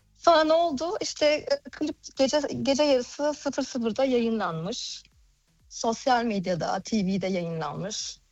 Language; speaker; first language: Turkish; early bilingual, heritage; Turkish